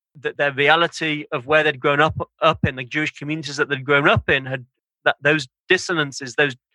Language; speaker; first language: English; native; English